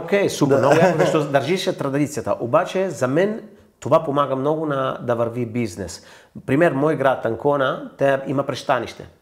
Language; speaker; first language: Bulgarian; non-native, fluent; Italian